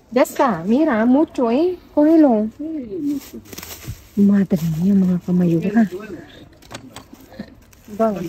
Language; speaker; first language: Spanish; non-native, learner; Filipino